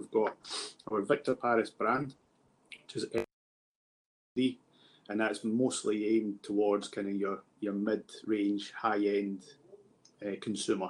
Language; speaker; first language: English; native; English